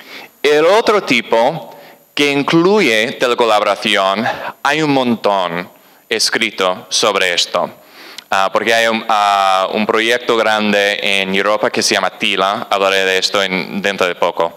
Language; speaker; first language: Spanish; non-native, fluent; English